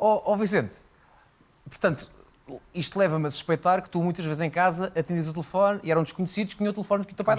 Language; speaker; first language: Portuguese; native; Portuguese